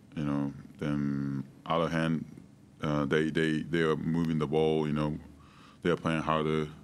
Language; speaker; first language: English; non-native, fluent; Japanese